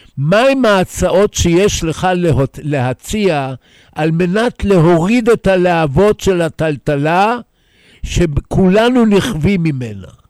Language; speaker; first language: Hebrew; native; Hebrew